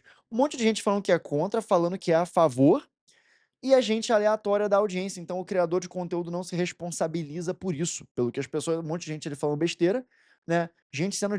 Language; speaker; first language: Portuguese; native; Portuguese